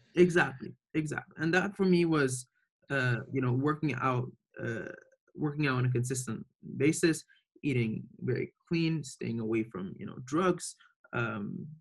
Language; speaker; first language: English; early bilingual, other home language; Arabic